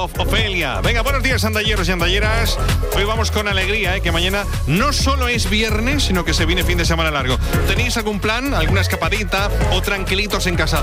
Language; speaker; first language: Spanish; native; Spanish